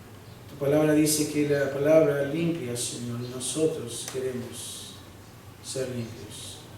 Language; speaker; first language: Spanish; early bilingual, heritage; Spanish